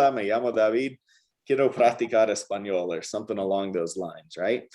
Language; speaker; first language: Spanish; non-native, fluent; English